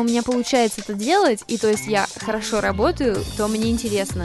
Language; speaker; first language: Russian; non-native, fluent; English